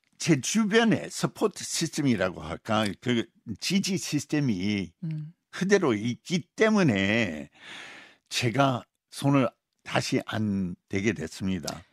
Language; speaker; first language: Korean; non-native, fluent; English